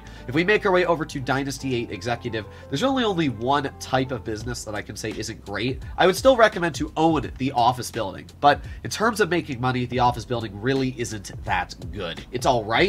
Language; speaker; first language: English; native; English